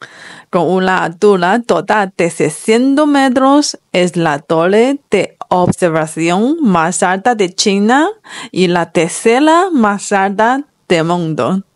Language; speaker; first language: Spanish; non-native, fluent; Chinese